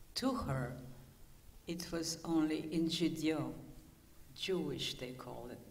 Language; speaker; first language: English; non-native, fluent; Ladino